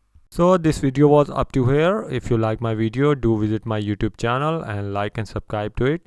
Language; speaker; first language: English; non-native, local second language; Urdu